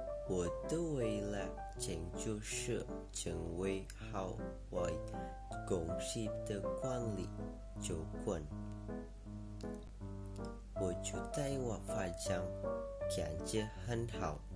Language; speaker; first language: Chinese; non-native, learner; Indonesian